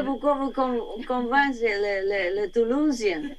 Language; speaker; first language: French; non-native, learner; Vietnamese